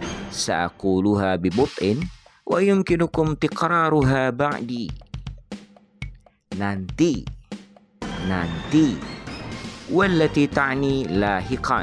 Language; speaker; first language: Arabic; non-native, fluent; Indonesian